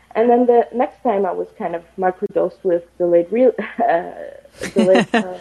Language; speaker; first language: English; non-native, fluent; Arabic